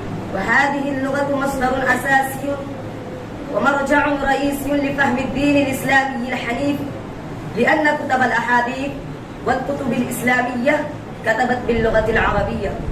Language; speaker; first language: Arabic; non-native, learner; Urdu